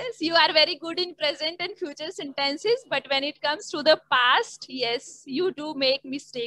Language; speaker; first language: English; non-native, learner; Hindi